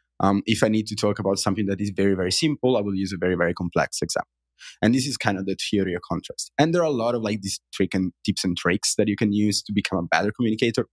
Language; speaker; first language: English; non-native, fluent; Italian